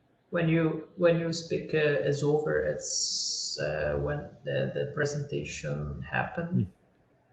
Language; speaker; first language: English; non-native, learner; Portuguese